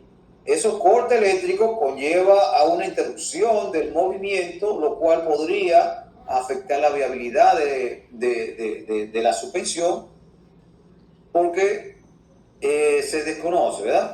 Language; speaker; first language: Spanish; native; Spanish